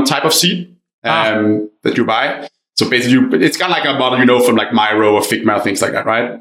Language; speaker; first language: English; non-native, fluent; Danish